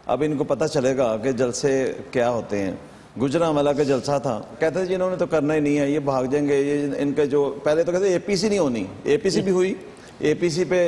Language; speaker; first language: Urdu; native; Urdu